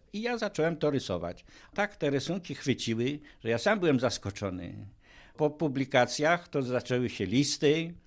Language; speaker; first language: Polish; native; Polish